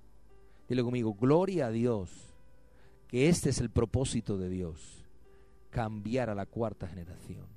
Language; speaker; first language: Spanish; native; Spanish